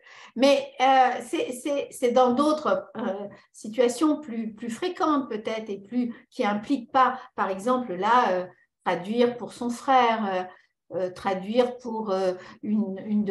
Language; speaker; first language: French; early bilingual, other home language; Spanish